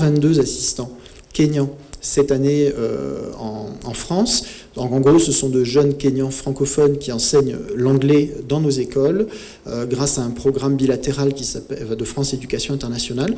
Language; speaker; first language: French; native; French